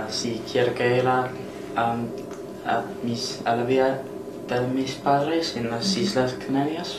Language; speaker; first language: Spanish; non-native, learner; English